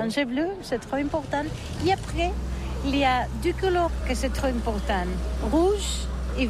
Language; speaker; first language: French; non-native, learner; Catalan